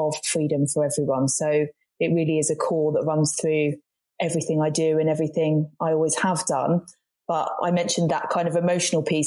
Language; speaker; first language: English; native; English